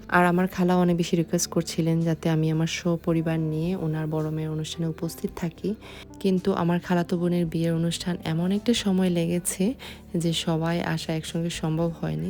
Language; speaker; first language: Bangla; native; Bangla